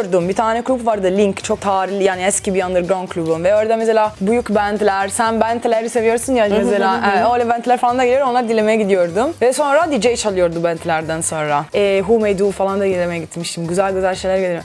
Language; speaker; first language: Turkish; non-native, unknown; Italian